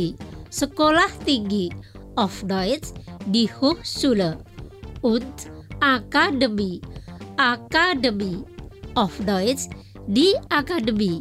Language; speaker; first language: German; non-native, fluent; Indonesian